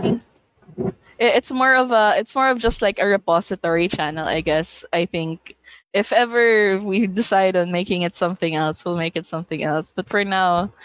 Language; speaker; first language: English; non-native, local second language; Hiligaynon